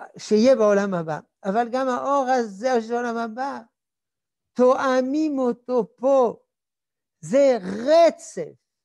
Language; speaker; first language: Hebrew; non-native, fluent; French